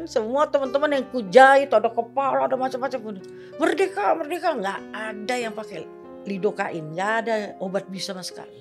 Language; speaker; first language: Indonesian; native; Indonesian